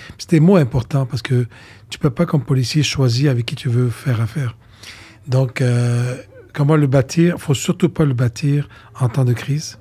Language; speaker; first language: French; non-native, local second language; Arabic